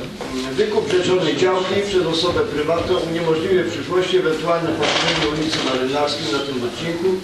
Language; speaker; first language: Polish; native; Polish